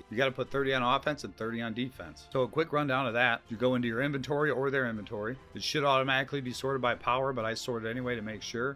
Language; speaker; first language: English; native; English